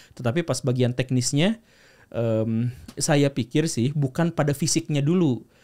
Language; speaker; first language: Indonesian; native; Indonesian